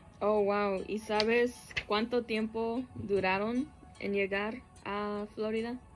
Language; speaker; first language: Spanish; early bilingual, heritage; Spanish